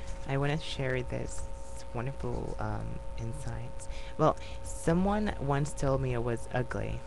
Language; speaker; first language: English; native; English